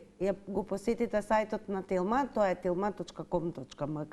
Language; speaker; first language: Macedonian; native; Macedonian